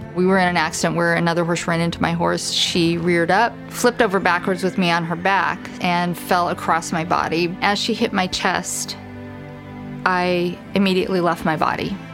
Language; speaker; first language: English; native; English